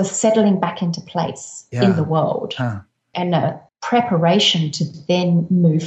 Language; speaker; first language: English; native; English